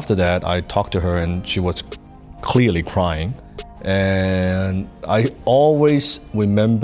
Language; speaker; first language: English; non-native, local second language; Cantonese